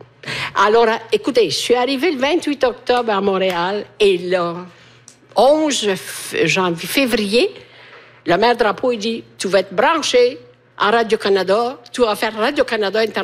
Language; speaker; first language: French; native; French